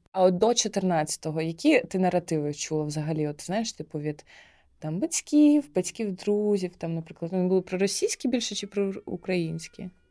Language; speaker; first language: Ukrainian; non-native, local second language; Russian